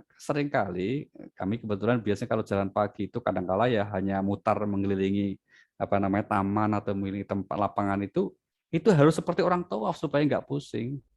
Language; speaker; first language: Indonesian; native; Indonesian